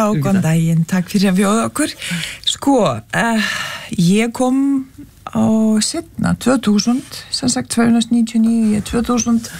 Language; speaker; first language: Icelandic; non-native, fluent; Lithuanian